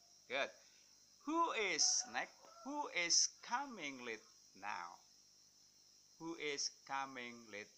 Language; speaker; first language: English; non-native, fluent; Indonesian